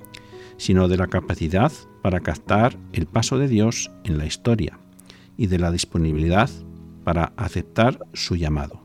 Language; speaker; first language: Spanish; native; Spanish